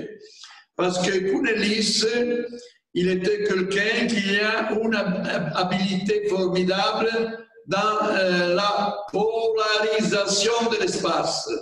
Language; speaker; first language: French; non-native, fluent; Italian